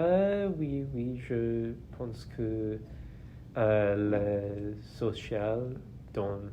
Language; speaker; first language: French; non-native, learner; English